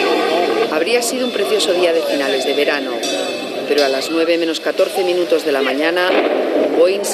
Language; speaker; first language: Spanish; native; Spanish